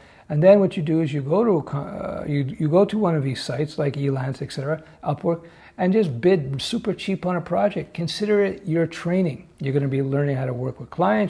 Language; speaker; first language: English; native; English